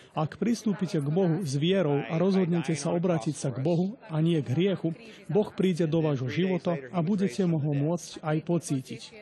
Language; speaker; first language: Slovak; non-native, fluent; English